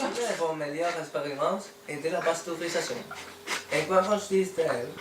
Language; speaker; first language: French; non-native, learner; Spanish